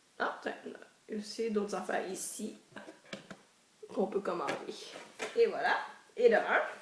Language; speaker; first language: French; native; French